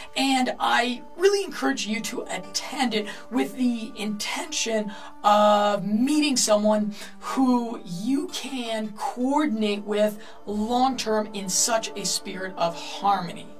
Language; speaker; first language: English; native; English